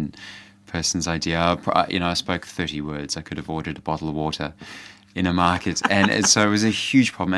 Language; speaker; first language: English; native; English